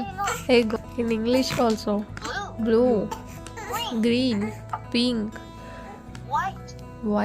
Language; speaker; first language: English; non-native, local second language; Hindi